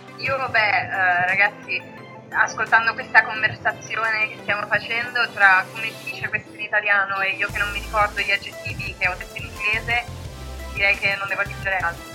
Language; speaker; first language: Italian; native; Italian